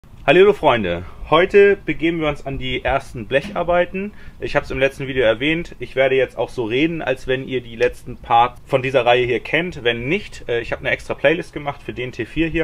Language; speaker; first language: German; native; German